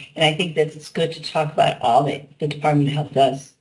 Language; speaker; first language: English; native; English